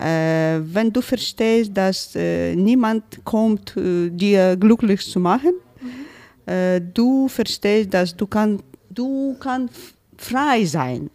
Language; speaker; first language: German; non-native, learner; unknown